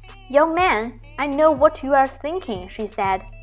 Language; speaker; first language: English; non-native, fluent; Chinese